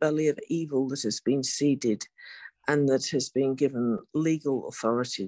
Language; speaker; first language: English; native; English